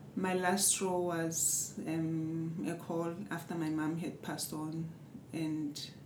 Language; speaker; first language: English; non-native, local second language; Southern Sotho